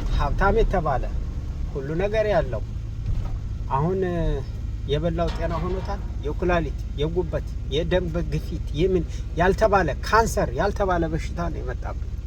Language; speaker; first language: Amharic; native; Amharic